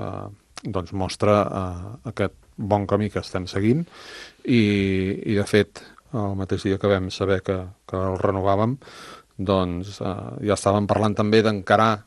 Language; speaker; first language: Catalan; native; Catalan